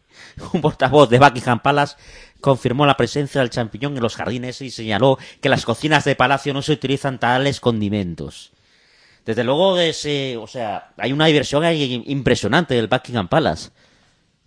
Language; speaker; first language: Spanish; native; Spanish